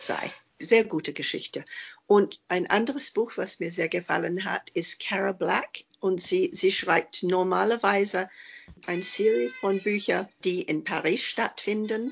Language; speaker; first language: German; non-native, fluent; English